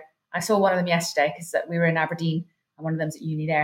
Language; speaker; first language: English; native; English